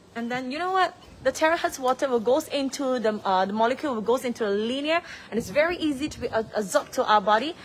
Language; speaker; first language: English; non-native, local second language; Chinese